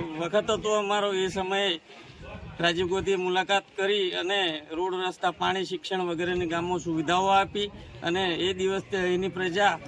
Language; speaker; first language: Gujarati; native; Gujarati